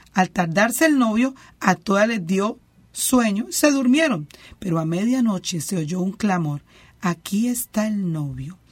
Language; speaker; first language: Spanish; native; Spanish